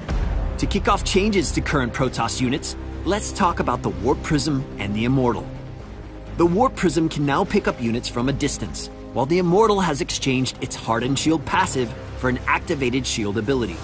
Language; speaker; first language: English; native; English